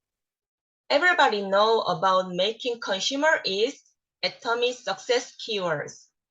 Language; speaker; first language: English; non-native, learner; Korean